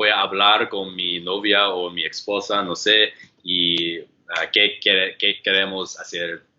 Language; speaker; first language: Spanish; non-native, learner; English